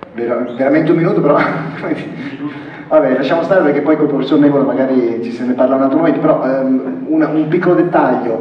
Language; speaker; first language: Italian; native; Italian